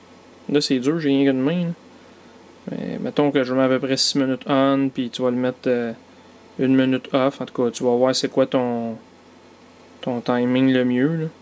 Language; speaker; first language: French; native; French